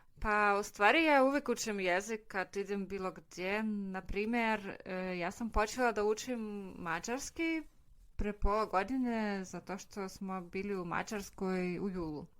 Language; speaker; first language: Bosnian; non-native, fluent; Russian